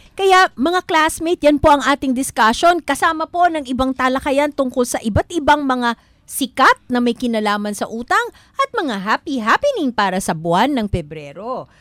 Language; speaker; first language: Filipino; native; Filipino